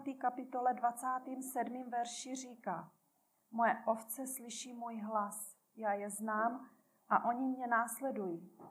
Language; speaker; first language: Czech; native; Czech